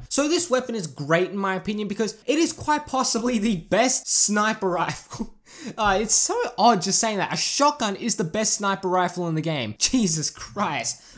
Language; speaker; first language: English; native; English